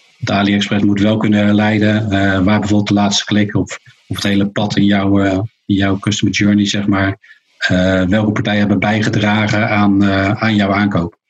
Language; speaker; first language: Dutch; native; Dutch